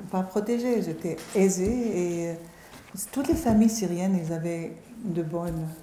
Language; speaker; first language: French; non-native, fluent; Arabic